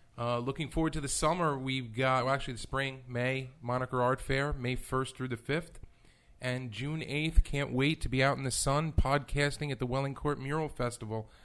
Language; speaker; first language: English; native; English